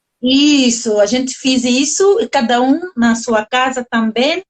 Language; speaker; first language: Portuguese; non-native, learner; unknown